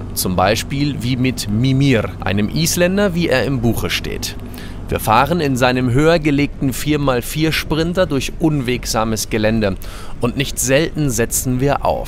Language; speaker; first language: German; native; German